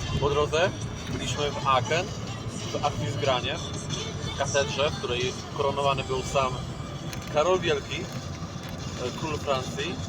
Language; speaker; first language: Polish; native; Polish